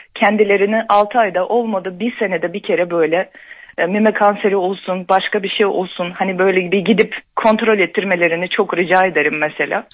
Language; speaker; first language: Turkish; non-native, fluent; Uzbek